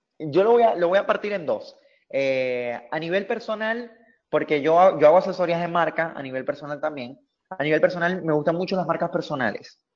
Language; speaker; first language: Spanish; native; Spanish